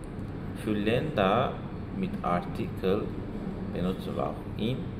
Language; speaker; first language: German; non-native, fluent; Azerbaijani